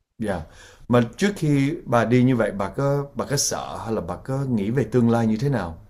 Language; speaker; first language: Vietnamese; early bilingual, heritage; Vietnamese